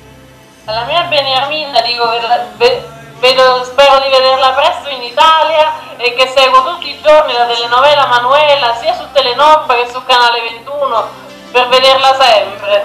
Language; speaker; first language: Italian; native; Italian